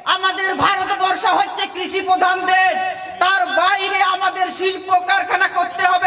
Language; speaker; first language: Bangla; non-native, local second language; Santali